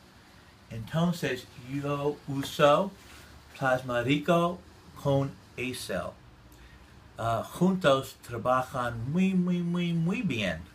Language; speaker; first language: Spanish; non-native, learner; English